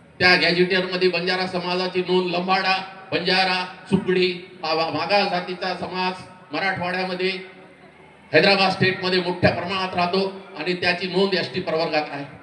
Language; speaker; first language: Marathi; non-native, local second language; Lambadi